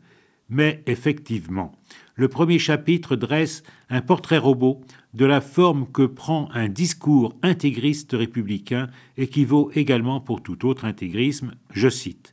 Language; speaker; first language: French; native; French